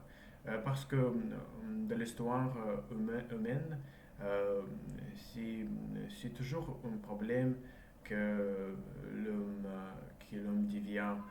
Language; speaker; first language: French; non-native, learner; Russian